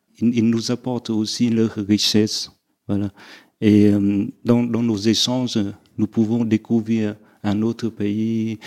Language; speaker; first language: French; non-native, fluent; Vietnamese